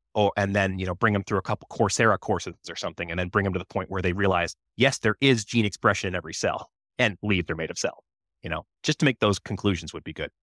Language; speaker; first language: English; native; English